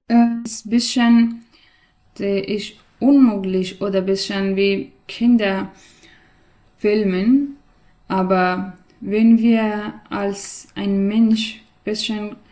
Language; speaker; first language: German; non-native, learner; Persian